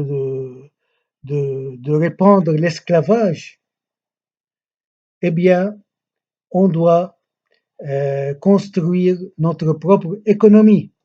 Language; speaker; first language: French; non-native, local second language; Arabic